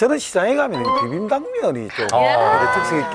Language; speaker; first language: Korean; native; Korean